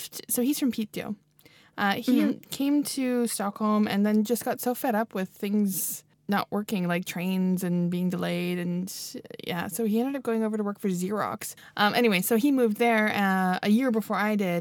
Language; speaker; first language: English; native; English